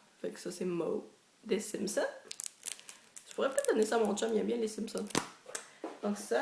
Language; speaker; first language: French; native; French